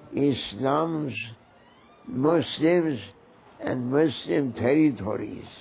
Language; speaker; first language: English; non-native, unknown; Turkish